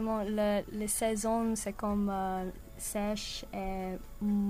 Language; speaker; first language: French; non-native, learner; English